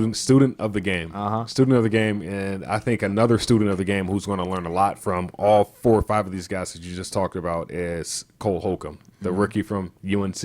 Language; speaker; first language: English; native; English